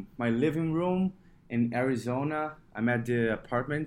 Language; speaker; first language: English; non-native, fluent; Portuguese